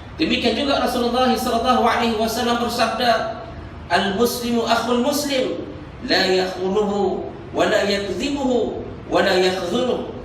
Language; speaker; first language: Malay; native; Malay